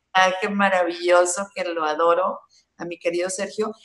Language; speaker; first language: Spanish; native; Spanish